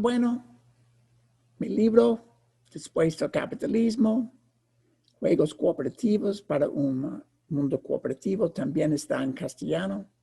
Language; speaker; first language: Spanish; non-native, fluent; English